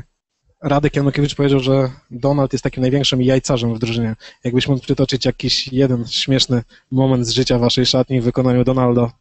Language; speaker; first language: Polish; native; Polish